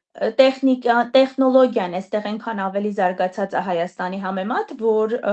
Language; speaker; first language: Armenian; native; Armenian